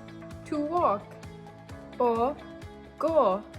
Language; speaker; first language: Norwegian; non-native, learner; English